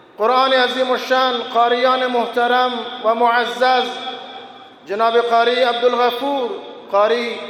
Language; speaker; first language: Persian; non-native, local second language; Baluchi